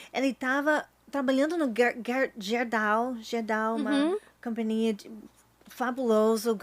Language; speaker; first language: Portuguese; non-native, fluent; English